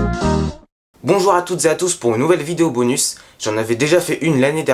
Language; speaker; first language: French; native; French